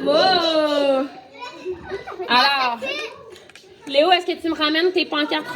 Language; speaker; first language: French; native; French